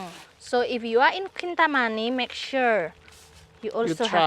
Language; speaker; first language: English; non-native, learner; Indonesian